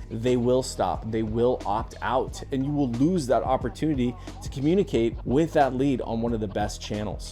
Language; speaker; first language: English; native; English